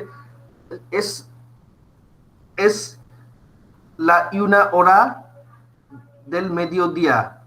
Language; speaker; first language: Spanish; non-native, fluent; Bangla